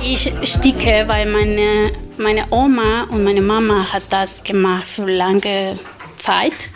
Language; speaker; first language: German; non-native, learner; Spanish